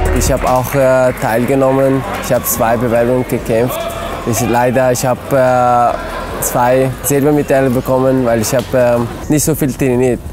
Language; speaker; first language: German; non-native, learner; Persian